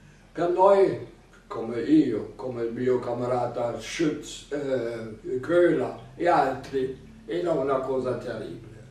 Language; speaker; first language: Italian; non-native, fluent; German